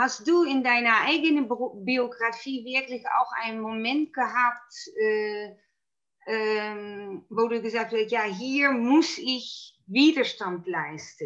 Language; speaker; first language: German; non-native, fluent; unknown